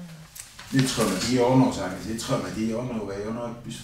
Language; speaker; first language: German; native; German